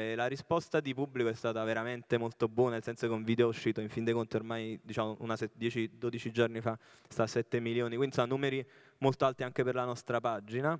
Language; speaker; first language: Italian; native; Italian